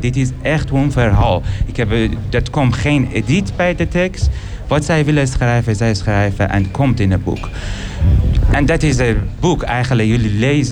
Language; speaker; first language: Dutch; non-native, learner; Persian